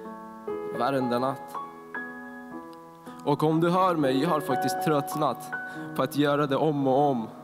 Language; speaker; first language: Swedish; non-native, fluent; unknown